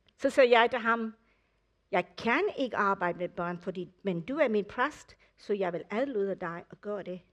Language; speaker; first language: Danish; non-native, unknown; English